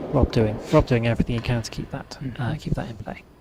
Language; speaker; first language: English; native; English